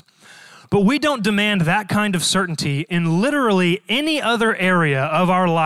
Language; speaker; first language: English; native; English